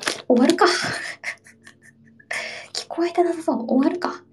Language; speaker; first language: Japanese; early bilingual, heritage; Japanese